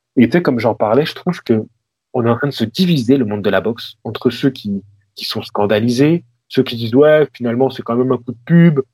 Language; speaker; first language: French; native; French